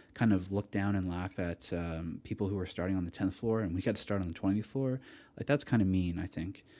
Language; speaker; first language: English; native; English